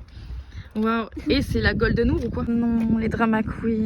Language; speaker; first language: French; native; French